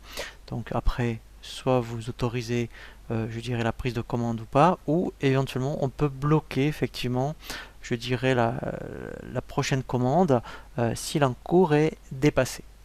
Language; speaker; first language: French; native; French